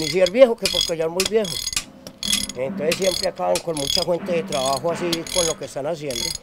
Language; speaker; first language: Spanish; native; Spanish